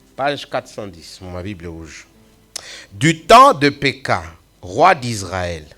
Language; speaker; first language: French; non-native, local second language; Swahili